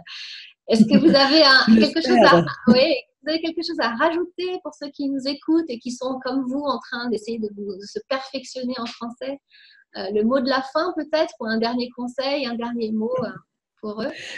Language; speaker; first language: French; native; French